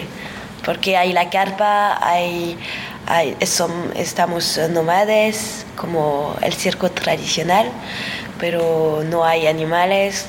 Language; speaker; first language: Spanish; non-native, learner; French